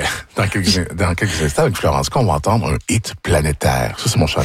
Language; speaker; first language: French; native; French